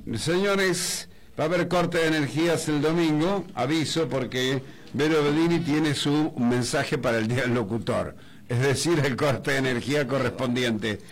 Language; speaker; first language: Spanish; native; Spanish